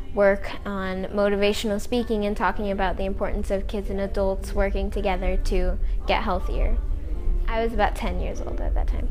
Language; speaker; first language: English; native; English